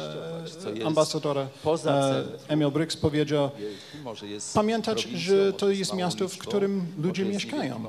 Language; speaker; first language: Polish; non-native, fluent; Japanese